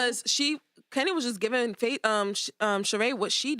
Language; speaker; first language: English; native; English